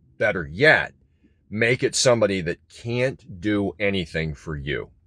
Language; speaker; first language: English; native; English